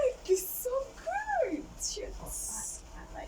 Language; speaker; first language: English; non-native, learner; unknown